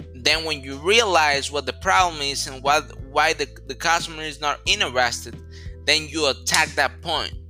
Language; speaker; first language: English; non-native, fluent; Spanish